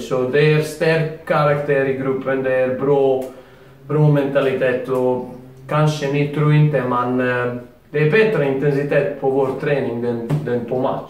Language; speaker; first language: Swedish; non-native, learner; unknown